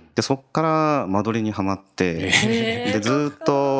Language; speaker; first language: Japanese; native; Japanese